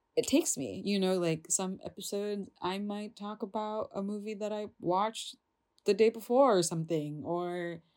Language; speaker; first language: English; non-native, fluent; Indonesian